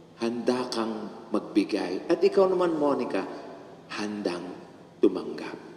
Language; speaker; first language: Filipino; native; Filipino